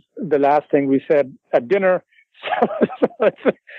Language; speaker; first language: English; non-native, local second language; Urdu